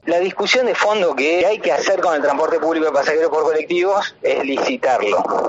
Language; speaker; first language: Spanish; native; Spanish